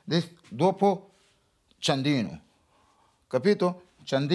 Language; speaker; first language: Italian; non-native, learner; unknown